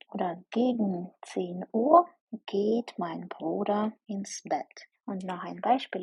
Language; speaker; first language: German; non-native, fluent; Ukrainian